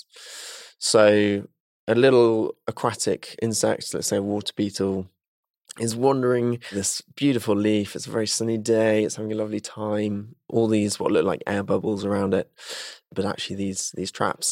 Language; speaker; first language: English; native; English